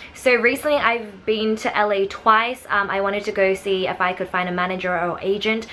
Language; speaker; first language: English; early bilingual, other home language; Chinese